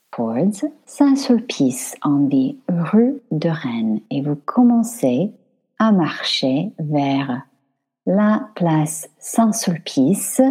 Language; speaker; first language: French; non-native, fluent; English